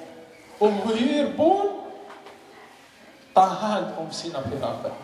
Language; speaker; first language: Swedish; non-native, learner; Arabic